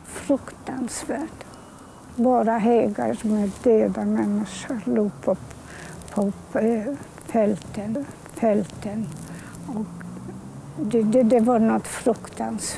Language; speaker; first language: Swedish; non-native, fluent; Polish